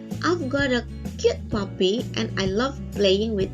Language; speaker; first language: English; non-native, learner; Indonesian